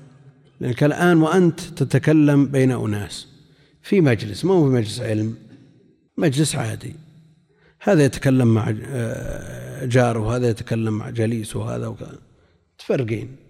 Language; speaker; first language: Arabic; native; Arabic